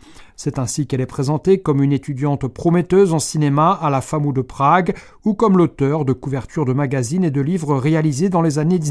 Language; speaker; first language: French; native; French